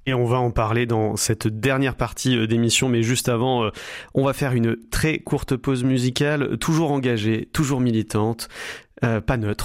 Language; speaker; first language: French; native; French